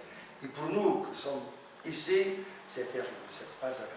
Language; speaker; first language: French; non-native, fluent; Portuguese